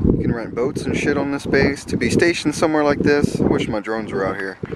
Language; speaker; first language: English; native; English